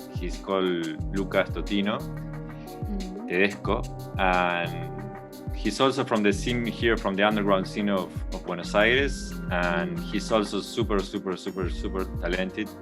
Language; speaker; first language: English; non-native, fluent; Spanish